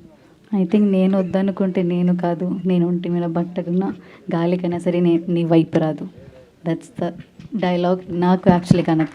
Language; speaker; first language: Telugu; non-native, learner; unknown